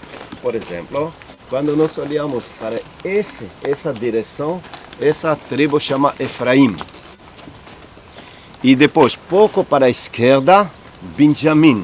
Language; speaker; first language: Portuguese; non-native, learner; Hebrew